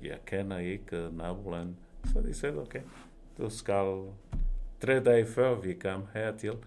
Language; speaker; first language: Danish; non-native, fluent; Portuguese